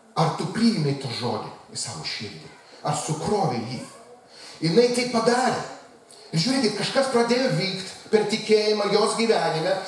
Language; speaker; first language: Lithuanian; non-native, local second language; Russian